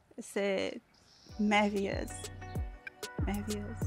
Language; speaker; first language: French; non-native, learner; Portuguese